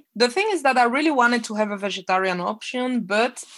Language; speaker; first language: English; non-native, fluent; French